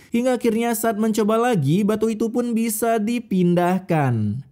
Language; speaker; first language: Indonesian; native; Indonesian